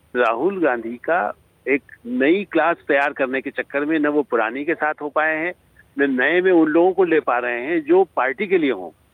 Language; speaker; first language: Hindi; native; Hindi